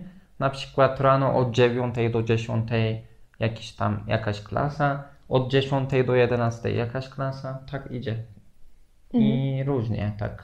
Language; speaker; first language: Polish; non-native, fluent; Turkish